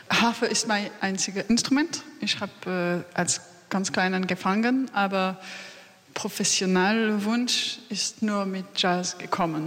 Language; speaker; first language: German; non-native, learner; French